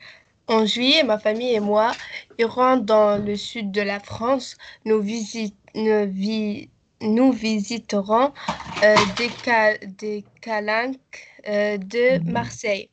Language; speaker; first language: French; non-native, learner; Arabic